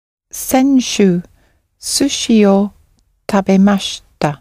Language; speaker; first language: Japanese; non-native, learner; English